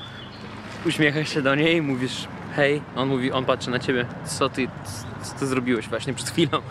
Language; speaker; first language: Polish; non-native, fluent; Russian